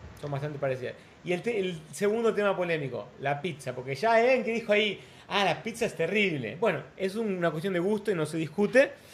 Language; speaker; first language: Spanish; non-native, fluent; Portuguese